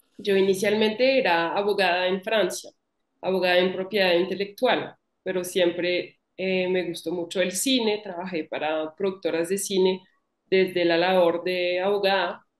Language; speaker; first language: Spanish; non-native, fluent; French